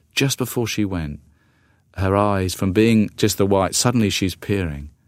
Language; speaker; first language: English; native; English